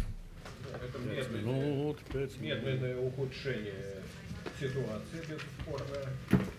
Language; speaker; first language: Russian; native; Russian